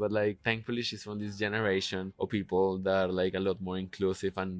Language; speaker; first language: English; non-native, fluent; Spanish